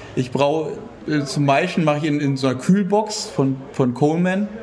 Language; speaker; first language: German; native; German